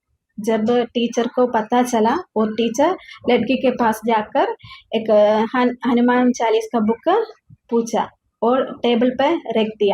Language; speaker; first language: Hindi; non-native, learner; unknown